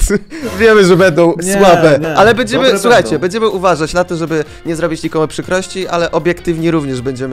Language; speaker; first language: Polish; native; Polish